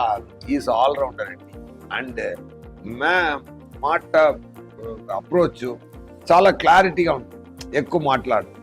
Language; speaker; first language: Telugu; non-native, fluent; Tamil